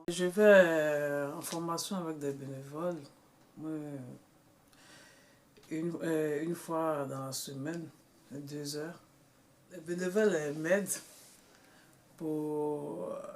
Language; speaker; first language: French; non-native, learner; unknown